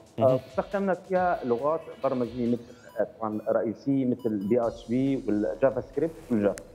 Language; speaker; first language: Arabic; native; Arabic